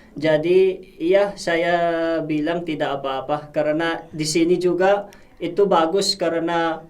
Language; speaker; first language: Indonesian; non-native, fluent; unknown